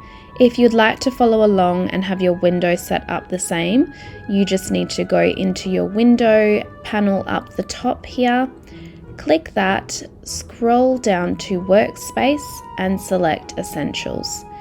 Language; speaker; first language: English; native; English